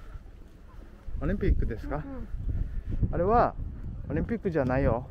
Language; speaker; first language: Japanese; non-native, learner; Indonesian